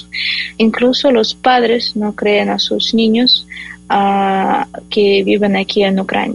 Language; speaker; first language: Spanish; non-native, fluent; Ukrainian